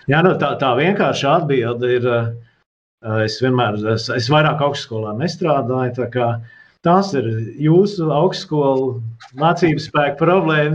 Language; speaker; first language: Latvian; native; Latvian